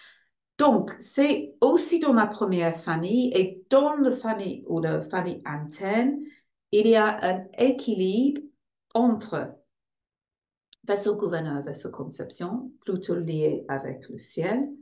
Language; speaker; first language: French; non-native, fluent; English